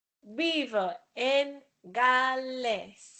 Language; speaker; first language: Spanish; non-native, fluent; Welsh